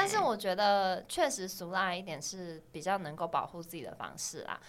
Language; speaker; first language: Chinese; native; Chinese